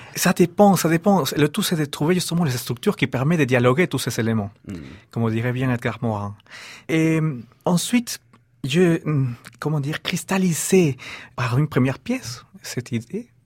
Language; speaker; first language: French; non-native, fluent; Spanish